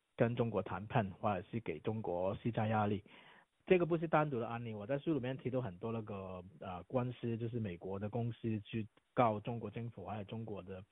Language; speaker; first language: Chinese; non-native, fluent; Cantonese